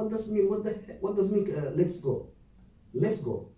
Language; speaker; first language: English; non-native, learner; Oromo